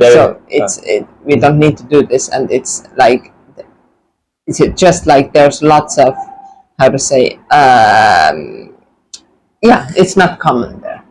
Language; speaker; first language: English; non-native, fluent; Estonian